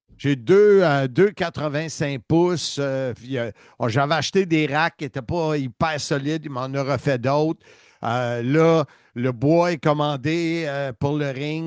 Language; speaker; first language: French; native; French